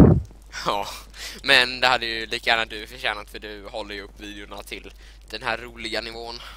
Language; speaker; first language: Swedish; native; Swedish